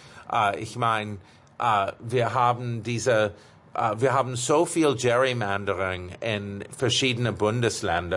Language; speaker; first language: German; non-native, fluent; English